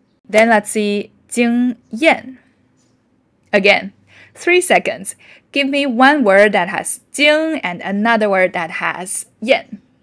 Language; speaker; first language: English; non-native, fluent; Chinese